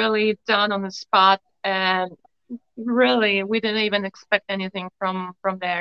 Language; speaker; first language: English; non-native, fluent; Polish